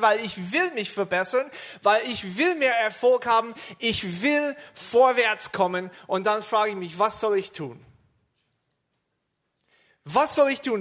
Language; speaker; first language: German; non-native, fluent; English